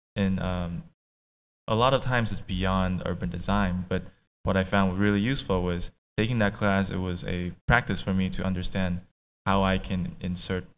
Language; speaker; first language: English; native; English